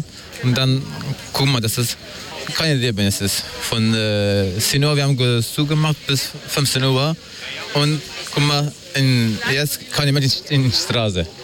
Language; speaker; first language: German; non-native, learner; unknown